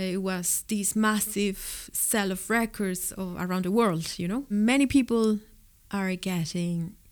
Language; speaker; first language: English; non-native, fluent; Spanish